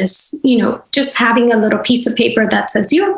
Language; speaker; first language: English; non-native, local second language; Gujarati